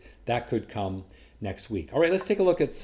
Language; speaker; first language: English; native; English